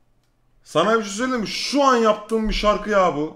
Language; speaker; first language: Turkish; early bilingual, heritage; Turkish